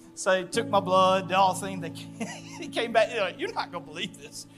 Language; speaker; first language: English; native; English